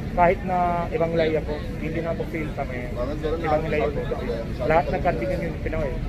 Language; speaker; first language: Filipino; non-native, learner; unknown